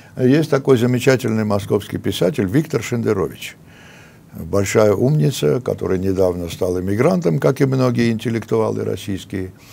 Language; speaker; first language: Russian; non-native, local second language; Armenian